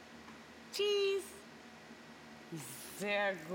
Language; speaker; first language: German; non-native, learner; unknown